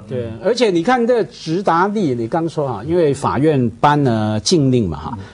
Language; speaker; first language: Chinese; non-native, fluent; Cantonese